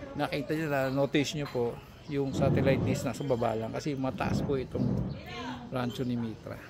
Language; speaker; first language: Filipino; native; Filipino